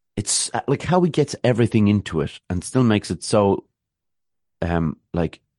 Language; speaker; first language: English; native; English